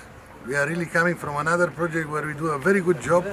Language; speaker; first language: English; non-native, learner; Romanian